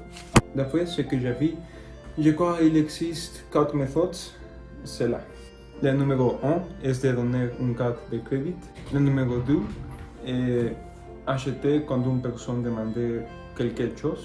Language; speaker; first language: French; non-native, learner; Spanish